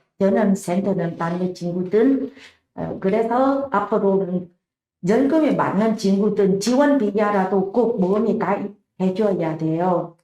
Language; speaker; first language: Korean; non-native, learner; Vietnamese